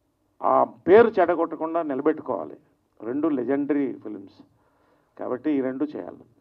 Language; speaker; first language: Telugu; native; Telugu